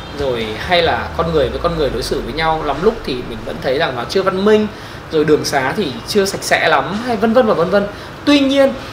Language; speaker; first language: Vietnamese; native; Vietnamese